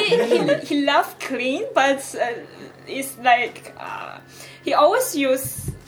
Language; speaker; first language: English; non-native, learner; Chinese